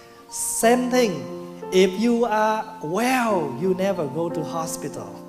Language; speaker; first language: English; early bilingual, other home language; Vietnamese